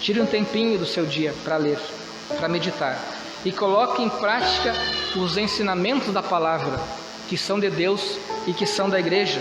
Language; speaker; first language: Portuguese; native; Portuguese